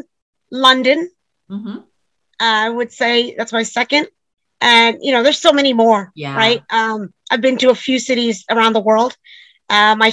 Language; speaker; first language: English; native; English